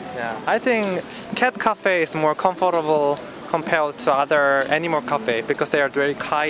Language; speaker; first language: English; non-native, learner; Korean